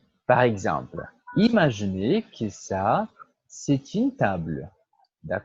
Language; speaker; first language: French; non-native, fluent; Portuguese